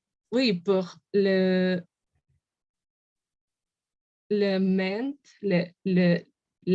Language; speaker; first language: French; non-native, learner; Spanish